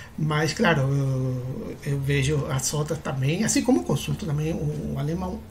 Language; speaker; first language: Portuguese; non-native, fluent; Spanish